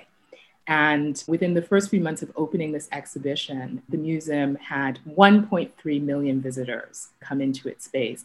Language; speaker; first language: English; non-native, local second language; Yoruba